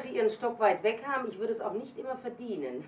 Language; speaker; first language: German; native; German